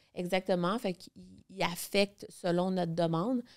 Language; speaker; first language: French; native; French